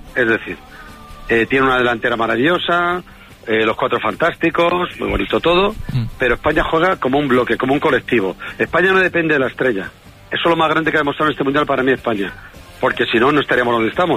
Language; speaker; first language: Spanish; native; Spanish